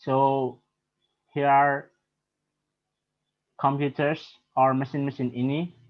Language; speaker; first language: English; non-native, learner; Indonesian